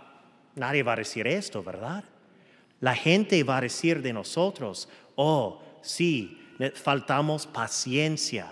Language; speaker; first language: Spanish; early bilingual, heritage; English